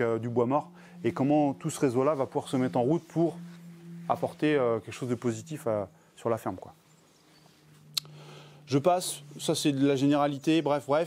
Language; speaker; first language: French; native; French